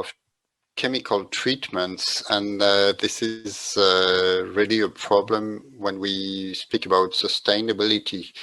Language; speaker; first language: English; non-native, fluent; French